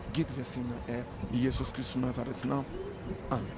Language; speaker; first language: Swedish; non-native, learner; Lingala